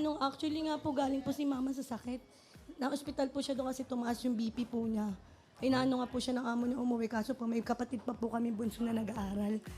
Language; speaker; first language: Filipino; native; Filipino